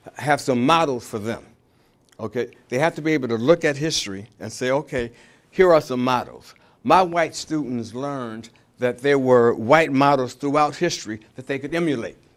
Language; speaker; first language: English; native; English